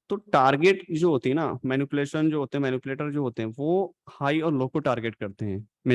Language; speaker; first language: Hindi; native; Hindi